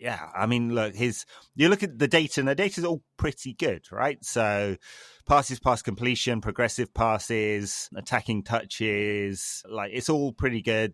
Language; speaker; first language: English; native; English